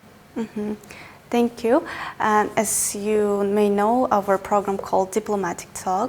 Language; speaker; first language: English; non-native, fluent; Uzbek